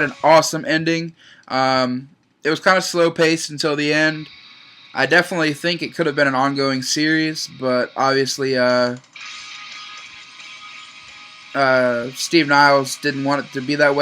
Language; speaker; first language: English; native; English